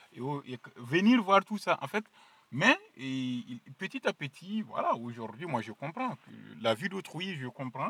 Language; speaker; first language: French; non-native, local second language; Mossi